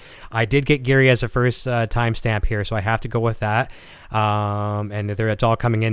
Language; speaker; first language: English; native; English